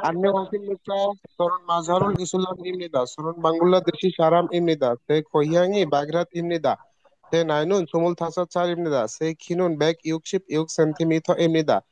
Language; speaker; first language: Korean; non-native, learner; Bangla